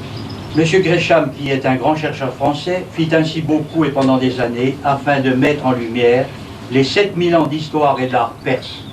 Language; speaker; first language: French; native; French